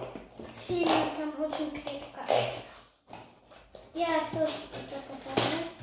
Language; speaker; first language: Russian; early bilingual, other home language; Tajik